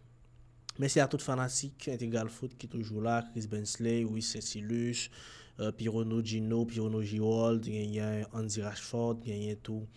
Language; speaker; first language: French; non-native, local second language; Haitian Creole